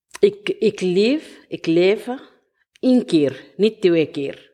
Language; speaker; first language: Dutch; non-native, learner; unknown